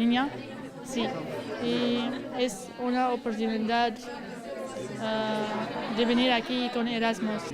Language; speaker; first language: Spanish; non-native, learner; Arabic